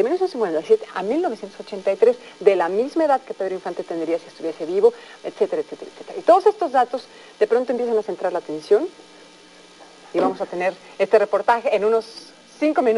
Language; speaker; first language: Spanish; native; Spanish